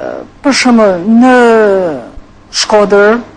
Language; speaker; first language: Albanian; non-native, fluent; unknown